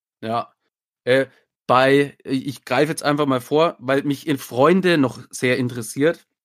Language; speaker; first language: German; native; German